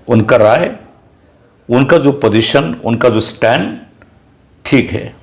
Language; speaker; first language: Hindi; non-native, local second language; Bangla